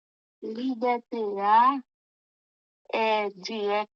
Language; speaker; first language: Portuguese; non-native, learner; Haitian Creole